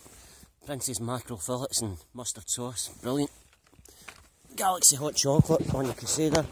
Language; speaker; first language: English; native; English